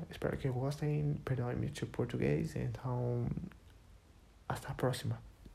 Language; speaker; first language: Portuguese; non-native, learner; English